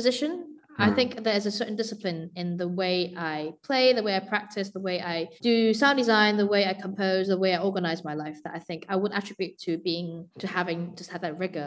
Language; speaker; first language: English; non-native, local second language; Cantonese